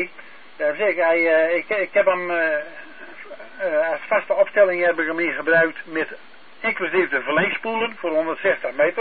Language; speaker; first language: Dutch; native; Dutch